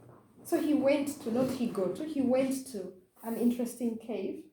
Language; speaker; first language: English; non-native, fluent; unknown